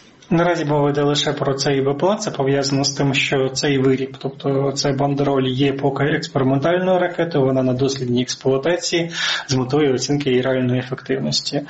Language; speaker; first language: Ukrainian; native; Ukrainian